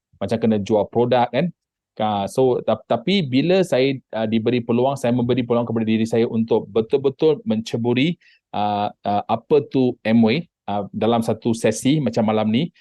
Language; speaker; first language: Malay; non-native, local second language; Tamil